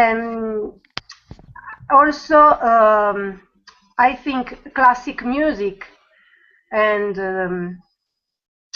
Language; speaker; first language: English; non-native, learner; Italian